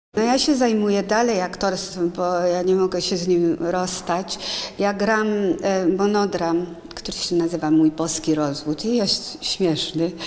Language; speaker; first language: Polish; early bilingual, heritage; Polish